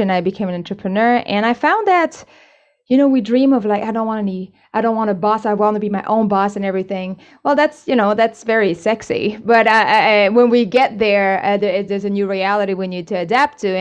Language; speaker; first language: English; native; English